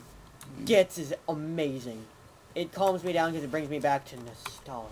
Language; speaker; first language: English; native; English